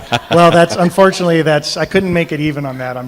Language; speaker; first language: English; native; English